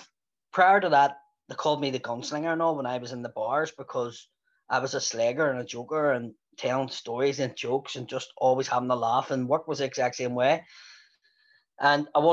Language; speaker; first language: English; native; English